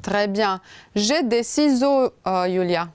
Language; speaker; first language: French; non-native, fluent; Romanian